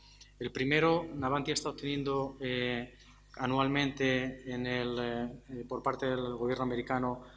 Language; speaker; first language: Spanish; native; Spanish